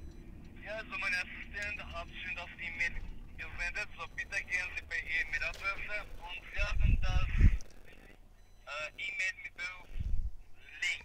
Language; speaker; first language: German; non-native, learner; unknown